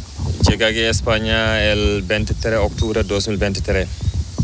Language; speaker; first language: Spanish; non-native, learner; Fula